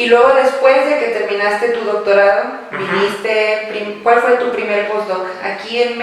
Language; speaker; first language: Spanish; native; Spanish